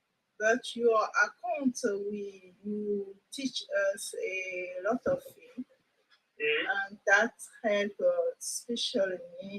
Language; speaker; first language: English; non-native, local second language; French